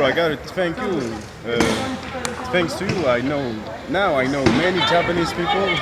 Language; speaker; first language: English; non-native, local second language; French